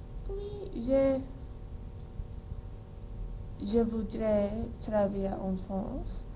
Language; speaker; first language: French; non-native, learner; English